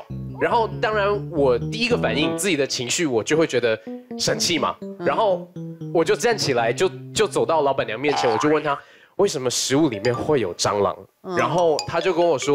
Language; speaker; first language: Chinese; native; Chinese